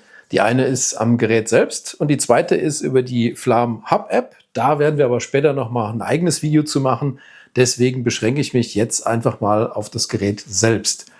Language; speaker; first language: German; native; German